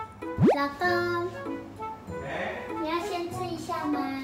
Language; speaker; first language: Chinese; non-native, fluent; Japanese